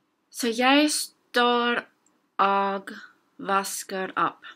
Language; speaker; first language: Norwegian; non-native, learner; English